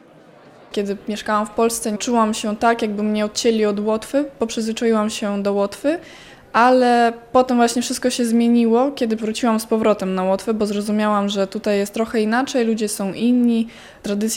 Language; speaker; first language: Polish; non-native, local second language; Russian